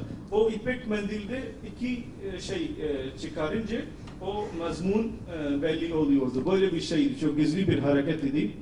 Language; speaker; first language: Turkish; non-native, fluent; Urdu